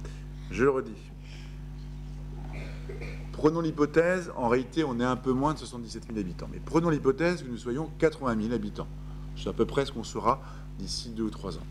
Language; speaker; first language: French; native; French